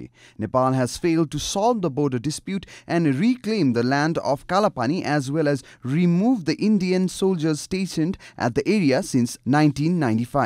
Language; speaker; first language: English; non-native, local second language; Nepali